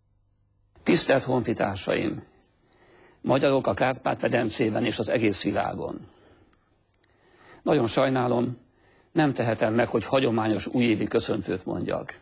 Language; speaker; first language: Hungarian; native; Hungarian